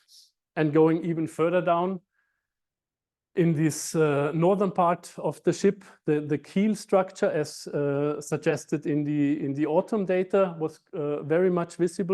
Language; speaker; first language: English; non-native, fluent; German